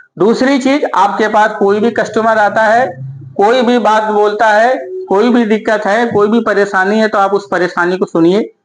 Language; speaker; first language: Hindi; native; Hindi